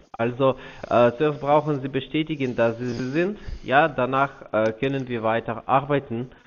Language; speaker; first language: German; non-native, fluent; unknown